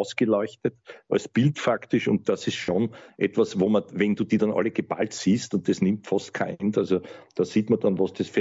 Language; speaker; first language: German; native; German